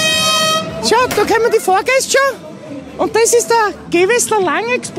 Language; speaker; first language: German; native; German